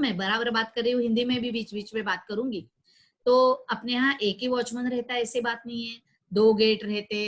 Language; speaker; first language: Hindi; non-native, local second language; Marathi